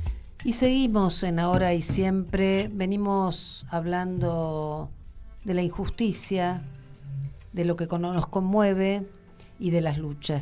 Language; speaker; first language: Spanish; native; Spanish